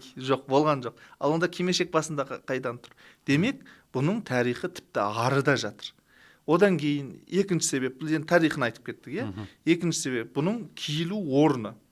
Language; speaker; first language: Kazakh; early bilingual, heritage; Kazakh